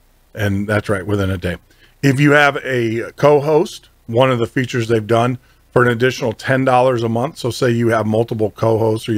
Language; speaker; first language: English; native; English